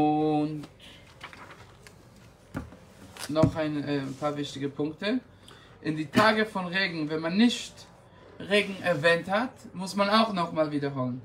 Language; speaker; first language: German; non-native, fluent; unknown